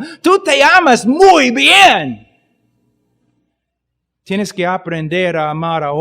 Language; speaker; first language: Spanish; non-native, fluent; English